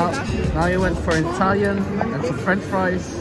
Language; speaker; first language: English; native; English